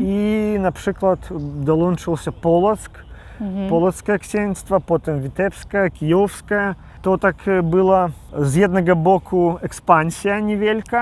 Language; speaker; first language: Polish; non-native, local second language; Belarusian